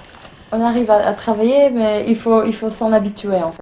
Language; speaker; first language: French; non-native, fluent; Polish